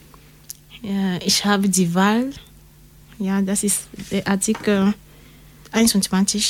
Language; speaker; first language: German; non-native, learner; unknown